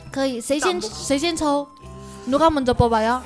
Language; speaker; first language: Chinese; native; Chinese